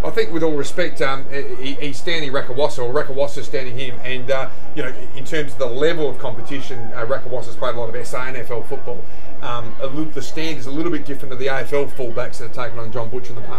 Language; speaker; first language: English; native; English